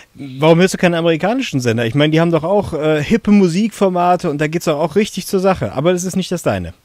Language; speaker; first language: German; native; German